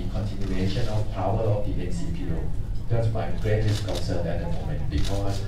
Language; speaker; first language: English; non-native, fluent; Thai